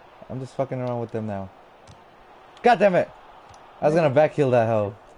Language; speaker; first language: English; early bilingual, other home language; Spanish